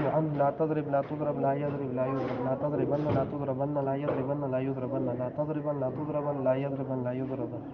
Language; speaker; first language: Arabic; non-native, learner; Urdu